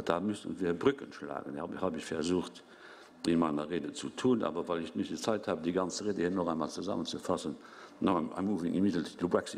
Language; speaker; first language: German; non-native, local second language; Luxembourgish